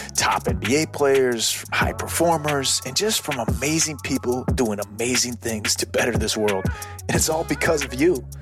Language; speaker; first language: English; native; English